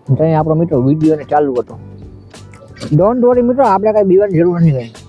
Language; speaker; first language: Gujarati; native; Gujarati